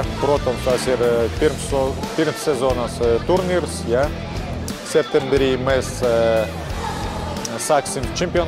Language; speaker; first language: Latvian; non-native, local second language; Russian